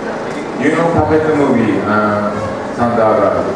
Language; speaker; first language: English; non-native, learner; Japanese